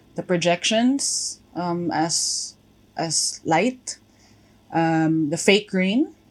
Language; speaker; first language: English; non-native, local second language; Filipino